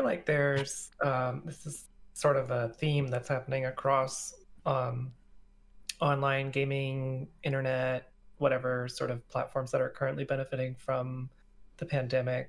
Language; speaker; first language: English; native; English